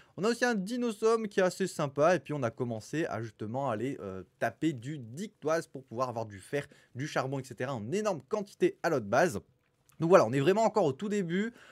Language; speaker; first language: French; native; French